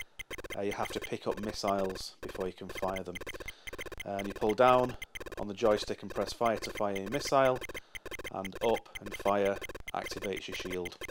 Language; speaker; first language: English; native; English